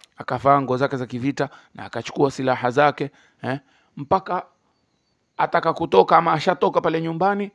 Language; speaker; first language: Swahili; native; Swahili